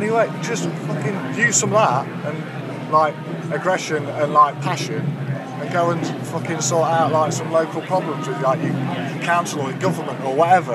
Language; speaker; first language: English; native; English